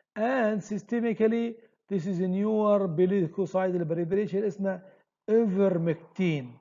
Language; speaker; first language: English; non-native, fluent; Arabic